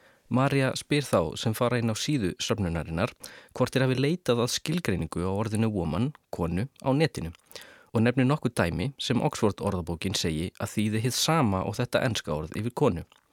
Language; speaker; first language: Icelandic; native; Icelandic